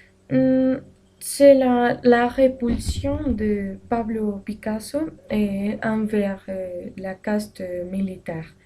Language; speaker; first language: French; non-native, learner; Spanish